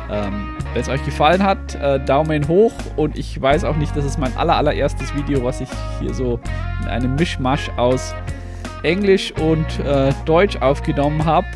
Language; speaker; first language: German; native; German